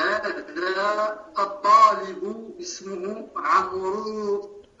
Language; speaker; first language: Arabic; non-native, learner; French